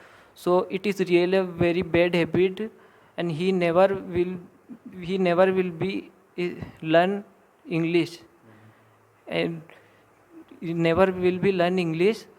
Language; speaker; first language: English; non-native, learner; Hindi